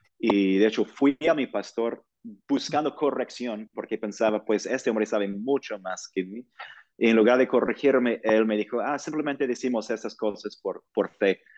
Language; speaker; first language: Spanish; non-native, fluent; English